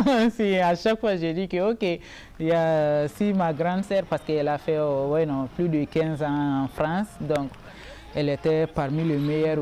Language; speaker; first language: French; non-native, local second language; Bambara